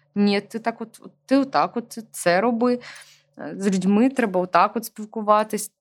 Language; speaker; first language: Ukrainian; non-native, local second language; Russian